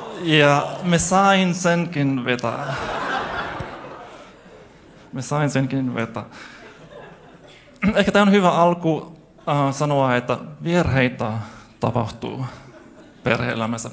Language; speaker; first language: Finnish; non-native, fluent; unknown